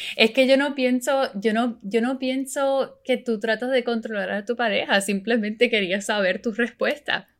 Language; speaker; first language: Spanish; early bilingual, heritage; Spanish